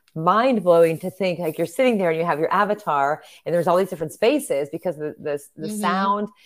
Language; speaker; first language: English; native; English